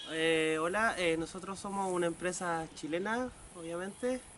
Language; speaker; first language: Spanish; native; Spanish